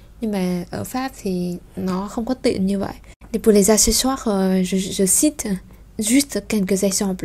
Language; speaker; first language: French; non-native, fluent; Vietnamese